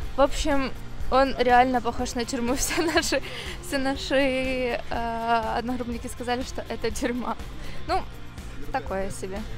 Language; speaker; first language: Russian; native; Russian